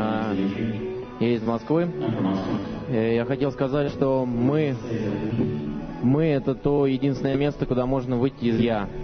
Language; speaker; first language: Russian; native; Russian